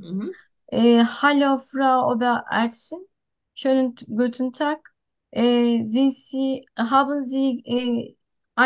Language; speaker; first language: German; non-native, learner; Turkish